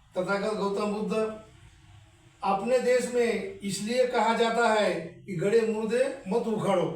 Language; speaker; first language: Hindi; non-native, local second language; Marathi